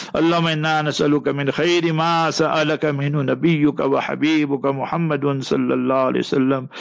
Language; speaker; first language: Arabic; non-native, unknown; English